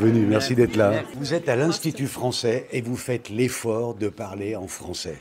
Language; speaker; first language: French; native; French